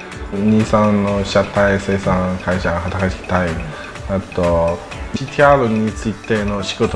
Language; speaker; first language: Japanese; non-native, learner; Chinese